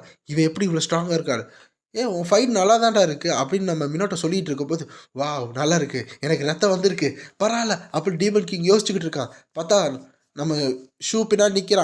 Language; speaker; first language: Tamil; native; Tamil